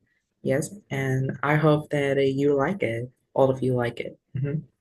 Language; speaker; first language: English; non-native, learner; Vietnamese